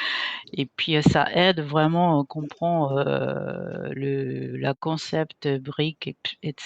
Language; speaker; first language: French; non-native, fluent; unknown